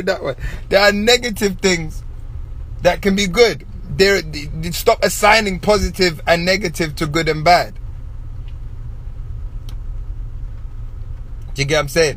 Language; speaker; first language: English; native; English